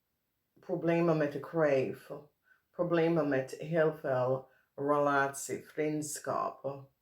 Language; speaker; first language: Dutch; non-native, fluent; English